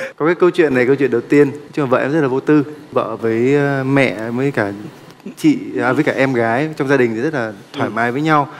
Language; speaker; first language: Vietnamese; native; Vietnamese